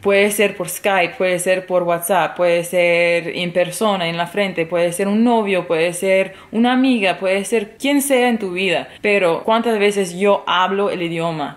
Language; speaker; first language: Spanish; non-native, fluent; English